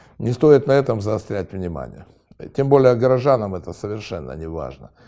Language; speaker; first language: Russian; native; Russian